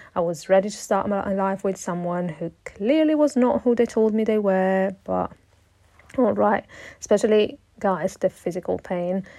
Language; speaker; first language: English; non-native, fluent; Italian